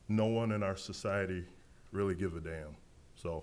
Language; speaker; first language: English; native; English